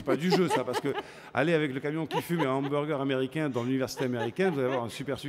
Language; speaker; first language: French; native; French